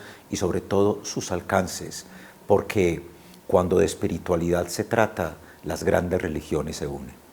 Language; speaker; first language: Spanish; native; Spanish